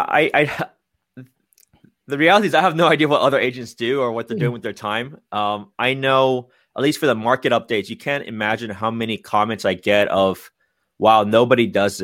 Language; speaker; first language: English; native; English